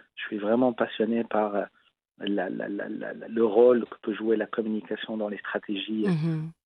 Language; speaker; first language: French; non-native, local second language; Arabic